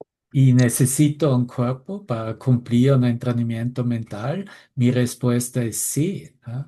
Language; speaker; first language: Spanish; non-native, fluent; German